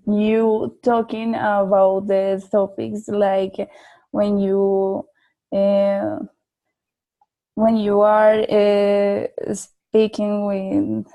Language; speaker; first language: English; non-native, learner; Spanish